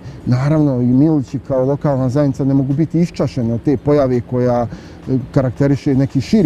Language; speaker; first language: Bosnian; native; Bosnian